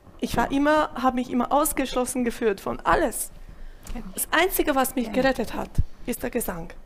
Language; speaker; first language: German; non-native, fluent; Italian